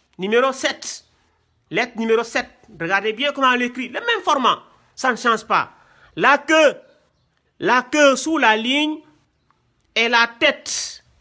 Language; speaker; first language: French; non-native, local second language; Wolof